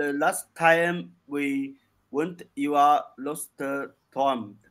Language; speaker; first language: English; non-native, learner; Chinese